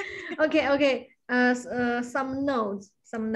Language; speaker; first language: English; non-native, fluent; Chinese